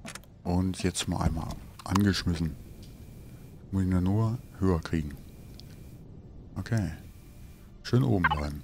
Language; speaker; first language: German; native; German